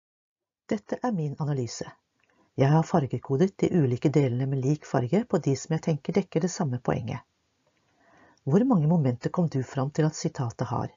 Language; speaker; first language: Norwegian; native; Norwegian